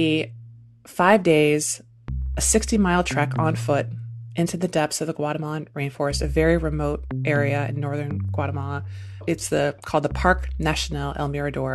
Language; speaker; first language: English; native; English